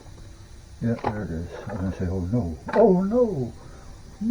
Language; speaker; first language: English; native; English